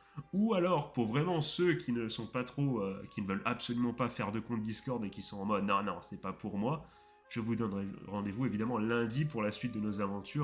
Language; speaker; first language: French; native; French